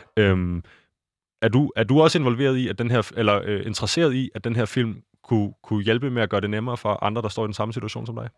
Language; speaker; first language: Danish; native; Danish